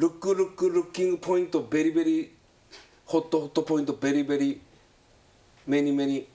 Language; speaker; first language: English; non-native, learner; Japanese